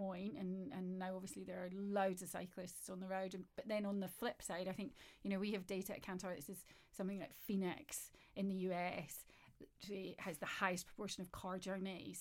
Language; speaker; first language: English; native; English